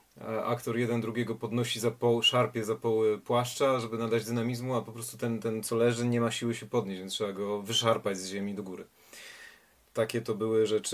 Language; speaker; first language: Polish; native; Polish